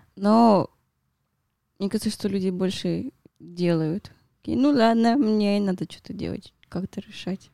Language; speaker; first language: Russian; non-native, fluent; Spanish